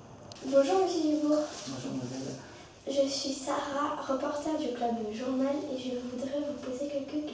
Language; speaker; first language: French; native; French